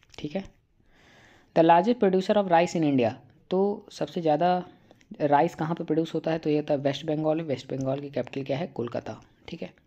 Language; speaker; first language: Hindi; native; Hindi